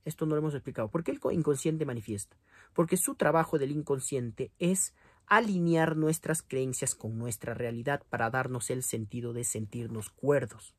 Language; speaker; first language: Spanish; native; Spanish